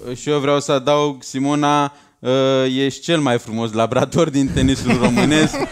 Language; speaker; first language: Romanian; native; Romanian